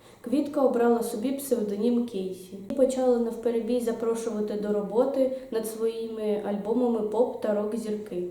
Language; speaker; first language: Ukrainian; native; Ukrainian